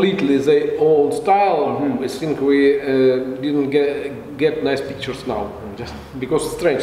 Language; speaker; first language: English; non-native, fluent; Russian